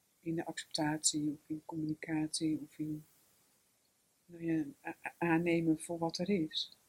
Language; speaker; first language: Dutch; native; Dutch